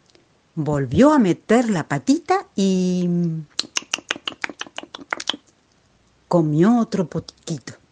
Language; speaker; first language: Spanish; native; Spanish